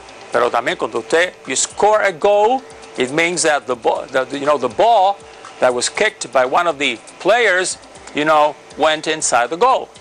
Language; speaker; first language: English; non-native, fluent; Spanish